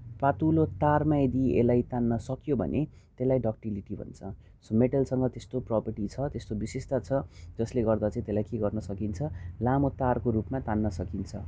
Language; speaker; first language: Nepali; non-native, local second language; Hindi